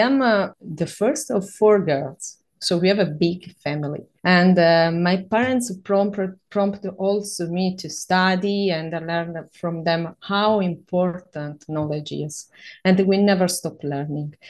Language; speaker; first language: English; non-native, fluent; Italian